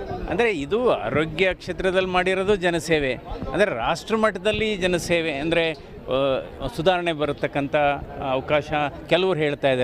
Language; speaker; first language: Kannada; native; Kannada